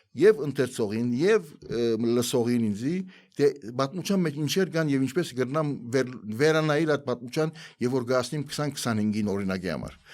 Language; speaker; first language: Armenian; native; Armenian